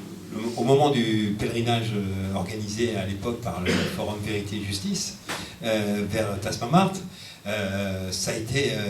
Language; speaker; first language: French; native; French